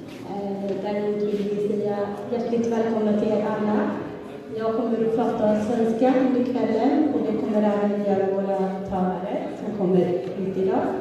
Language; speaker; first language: Swedish; early bilingual, other home language; Somali